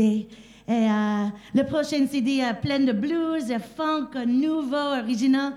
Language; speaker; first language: French; non-native, learner; English